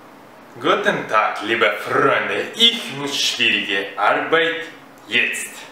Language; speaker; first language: German; non-native, learner; Russian